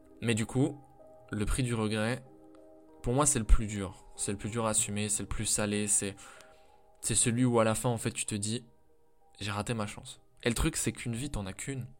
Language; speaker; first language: French; native; French